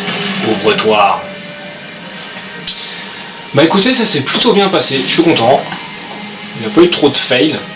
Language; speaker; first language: French; native; French